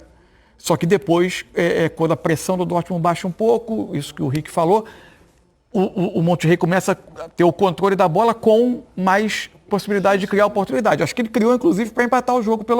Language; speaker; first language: Portuguese; native; Portuguese